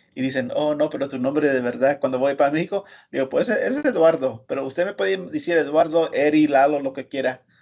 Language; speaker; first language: Spanish; early bilingual, heritage; Spanish